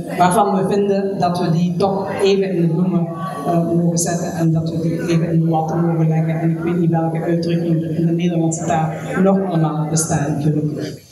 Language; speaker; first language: Dutch; native; Dutch